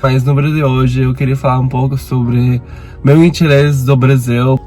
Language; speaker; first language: Portuguese; non-native, learner; Spanish